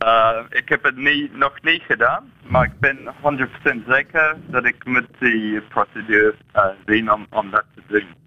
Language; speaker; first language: Dutch; non-native, fluent; English